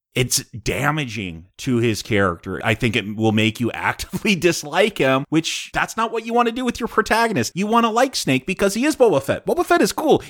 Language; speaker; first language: English; native; English